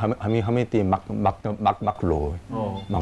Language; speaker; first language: Vietnamese; non-native, learner; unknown